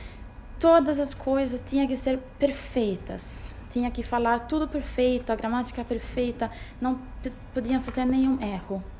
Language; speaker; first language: Portuguese; non-native, fluent; Swedish